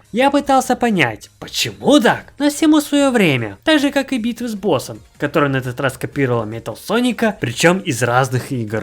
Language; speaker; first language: Russian; native; Russian